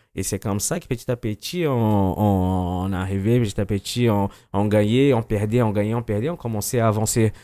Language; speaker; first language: French; non-native, fluent; Portuguese